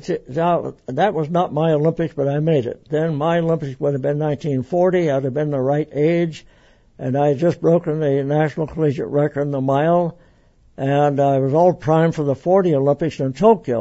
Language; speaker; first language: English; native; English